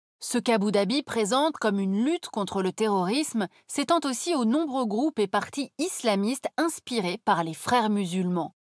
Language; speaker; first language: French; native; French